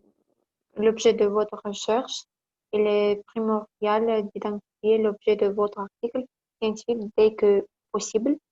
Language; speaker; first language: French; non-native, learner; Kazakh